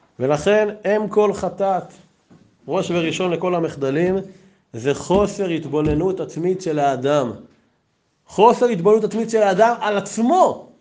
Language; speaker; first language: Hebrew; native; Hebrew